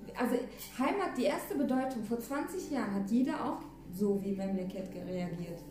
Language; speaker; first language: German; early bilingual, other home language; Turkish